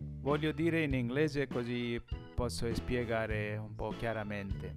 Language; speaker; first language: Italian; non-native, learner; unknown